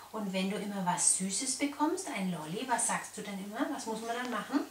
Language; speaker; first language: German; native; German